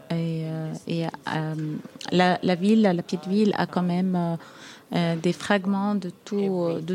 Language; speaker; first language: French; non-native, fluent; Arabic